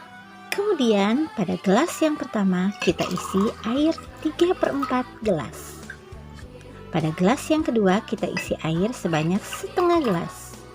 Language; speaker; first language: Indonesian; native; Indonesian